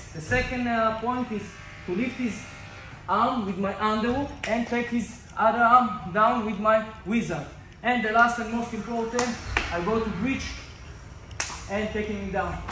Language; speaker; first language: English; non-native, fluent; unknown